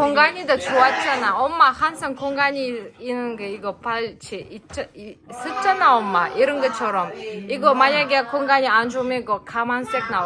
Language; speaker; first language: Korean; non-native, learner; Kazakh